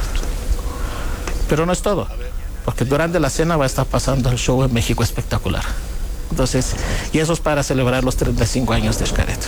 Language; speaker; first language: Spanish; non-native, fluent; Greek